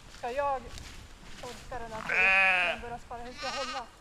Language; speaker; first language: Swedish; native; Swedish